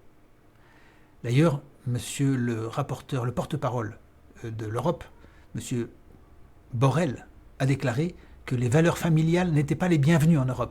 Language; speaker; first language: French; native; French